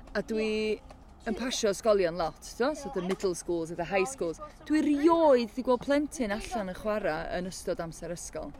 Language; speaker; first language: Welsh; native; Welsh